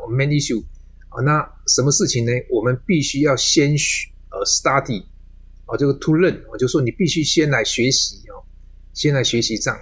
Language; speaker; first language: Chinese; native; Chinese